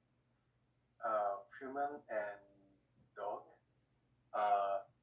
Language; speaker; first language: English; non-native, learner; Korean